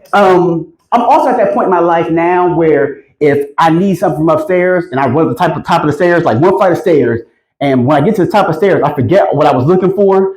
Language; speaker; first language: English; native; English